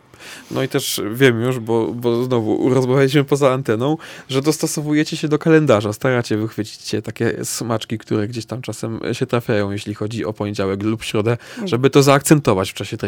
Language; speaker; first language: Polish; native; Polish